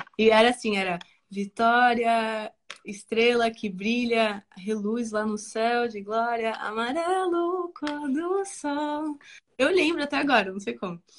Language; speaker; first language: Portuguese; early bilingual, other home language; Spanish